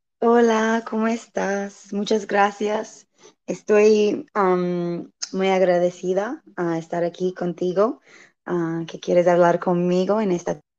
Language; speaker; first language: Spanish; non-native, learner; English